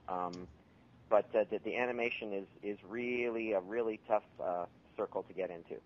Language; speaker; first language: English; native; English